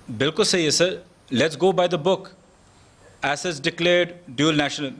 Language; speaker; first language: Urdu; early bilingual, heritage; Urdu